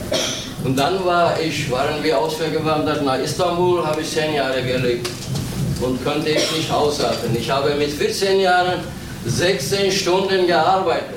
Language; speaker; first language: German; non-native, learner; Turkish